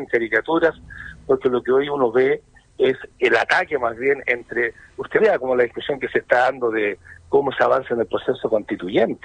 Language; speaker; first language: Spanish; native; Spanish